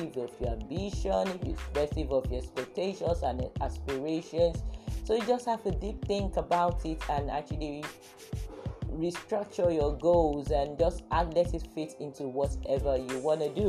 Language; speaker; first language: English; non-native, local second language; Yoruba